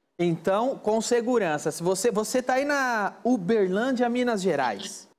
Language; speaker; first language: Portuguese; native; Portuguese